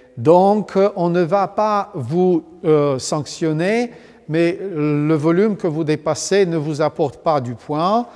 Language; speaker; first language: French; non-native, fluent; Romanian